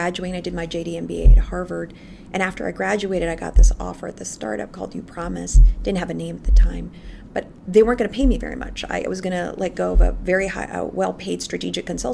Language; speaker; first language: English; non-native, local second language; Filipino